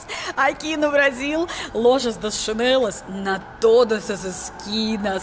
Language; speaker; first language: Portuguese; non-native, learner; Russian